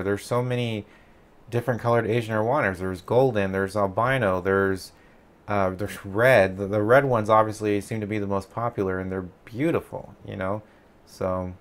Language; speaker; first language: English; native; English